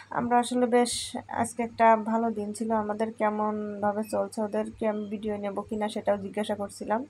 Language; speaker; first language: Bangla; native; Bangla